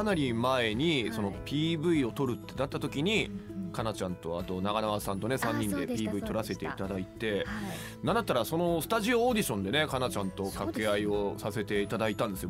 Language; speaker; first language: Japanese; native; Japanese